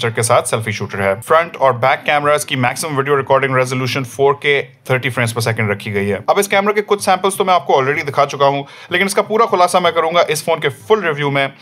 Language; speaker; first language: Urdu; native; Urdu